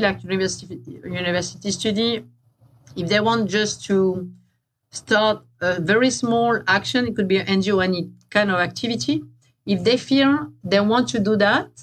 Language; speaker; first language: English; non-native, fluent; French